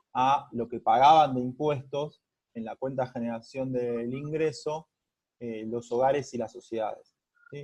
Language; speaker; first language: Spanish; native; Spanish